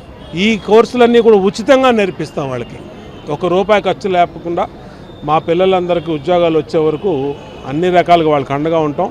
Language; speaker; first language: Telugu; native; Telugu